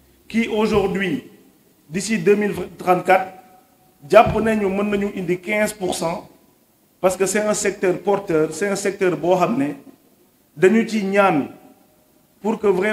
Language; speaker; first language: French; non-native, local second language; Wolof